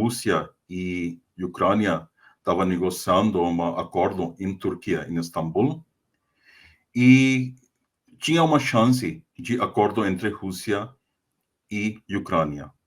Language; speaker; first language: Portuguese; non-native, fluent; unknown